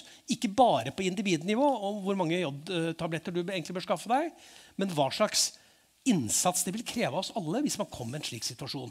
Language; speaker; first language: Norwegian; native; Norwegian